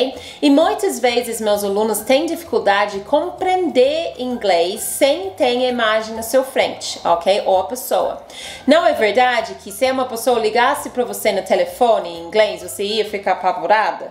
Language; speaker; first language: Portuguese; non-native, fluent; English